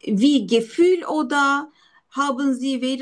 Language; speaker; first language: German; non-native, learner; Turkish